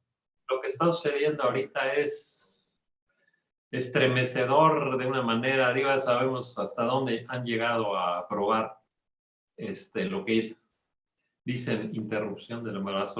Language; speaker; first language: Spanish; native; Spanish